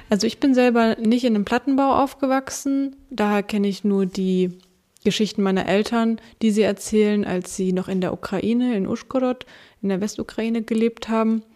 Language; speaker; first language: German; early bilingual, other home language; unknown